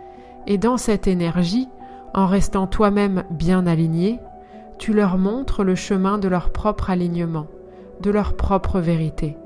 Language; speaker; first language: French; native; French